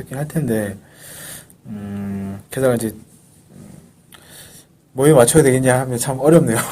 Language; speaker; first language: Korean; native; Korean